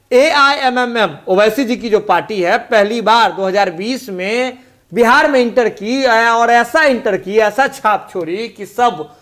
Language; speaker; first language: Hindi; native; Hindi